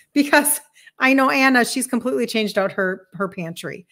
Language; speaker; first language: English; native; English